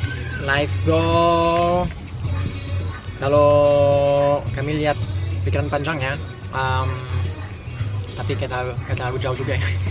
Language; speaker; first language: Indonesian; non-native, fluent; French